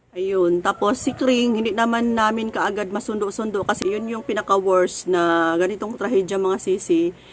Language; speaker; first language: Filipino; non-native, local second language; Cebuano